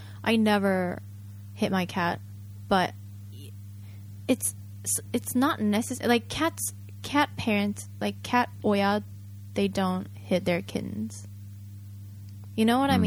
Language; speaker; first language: English; early bilingual, other home language; Japanese